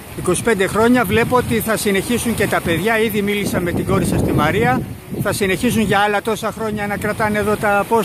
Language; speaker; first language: Greek; native; Greek